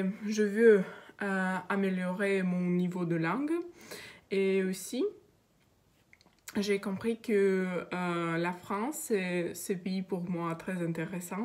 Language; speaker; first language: French; non-native, learner; Russian